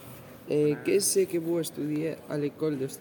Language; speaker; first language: French; non-native, learner; Spanish